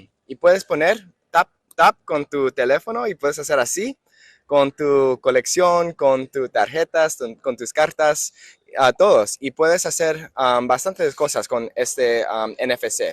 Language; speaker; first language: Spanish; non-native, learner; English